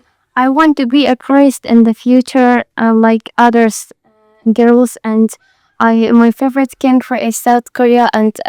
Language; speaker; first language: English; non-native, learner; Hazaragi